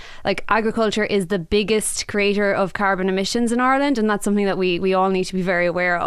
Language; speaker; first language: English; native; English